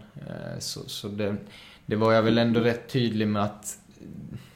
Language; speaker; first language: Swedish; early bilingual, other home language; Spanish